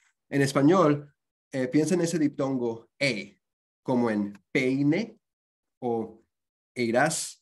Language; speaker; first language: Spanish; early bilingual, heritage; Spanish